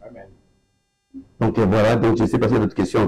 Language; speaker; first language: French; non-native, local second language; Lingala